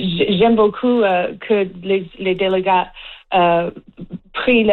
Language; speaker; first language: French; non-native, learner; English